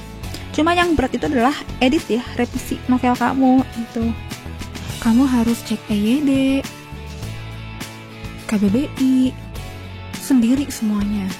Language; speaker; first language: Indonesian; native; Indonesian